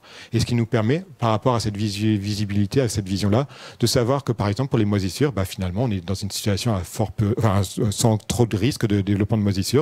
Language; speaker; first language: French; native; French